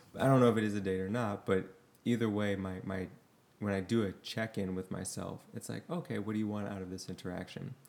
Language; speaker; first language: English; native; English